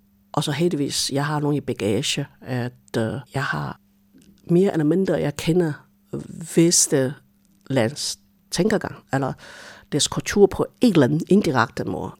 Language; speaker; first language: Danish; non-native, fluent; Chinese